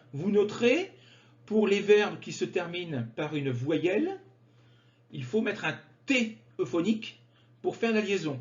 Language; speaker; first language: French; native; French